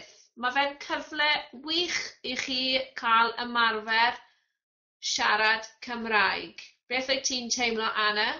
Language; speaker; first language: Welsh; non-native, fluent; English